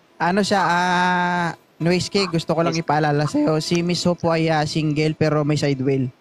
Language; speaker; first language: Filipino; native; Filipino